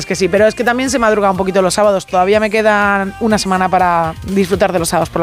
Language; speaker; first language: Spanish; native; Spanish